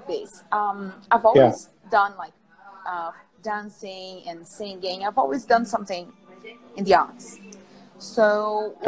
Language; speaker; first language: English; non-native, fluent; Portuguese